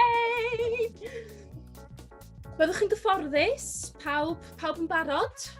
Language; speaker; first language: Welsh; native; Welsh